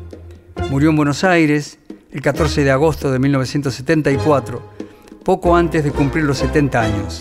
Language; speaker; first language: Spanish; native; Spanish